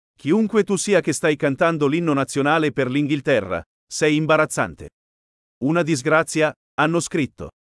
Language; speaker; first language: Italian; native; Italian